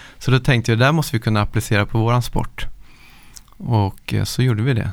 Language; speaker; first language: Swedish; native; Swedish